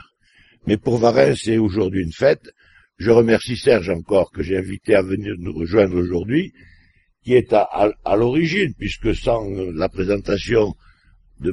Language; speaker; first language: French; native; French